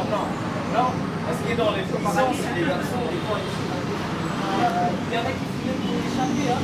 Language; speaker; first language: French; non-native, learner; Indonesian